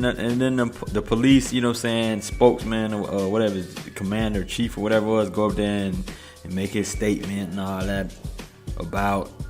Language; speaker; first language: English; native; English